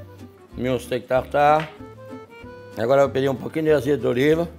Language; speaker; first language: Portuguese; non-native, fluent; French